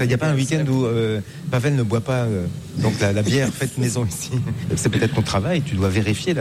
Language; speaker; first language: French; native; French